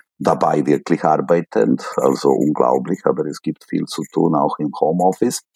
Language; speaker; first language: German; non-native, fluent; Serbian